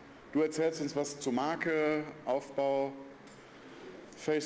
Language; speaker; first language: German; native; German